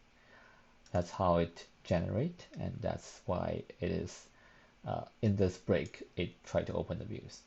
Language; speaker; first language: English; non-native, fluent; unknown